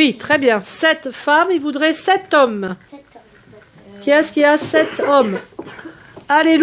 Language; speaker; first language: French; native; French